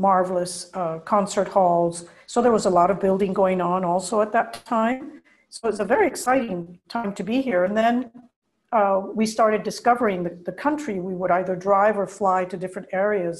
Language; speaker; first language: English; non-native, fluent; Spanish